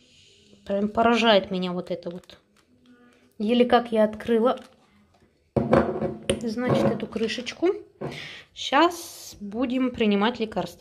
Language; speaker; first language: Russian; native; Russian